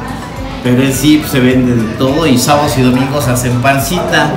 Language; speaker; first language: Spanish; native; Spanish